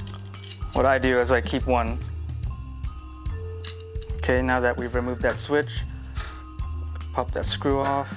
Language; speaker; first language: English; native; English